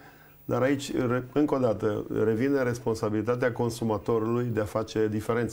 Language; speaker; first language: Romanian; native; Romanian